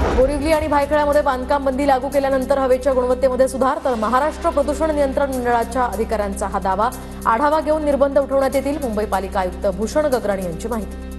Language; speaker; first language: Marathi; native; Marathi